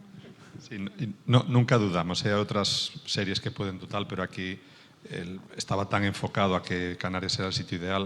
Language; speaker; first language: Spanish; native; Spanish